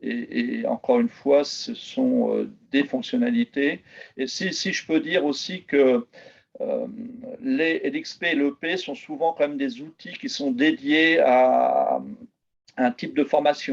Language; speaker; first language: French; native; French